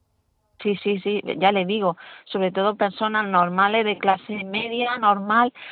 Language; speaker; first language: Spanish; native; Spanish